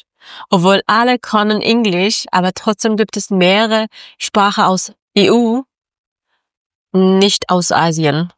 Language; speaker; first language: German; non-native, learner; Persian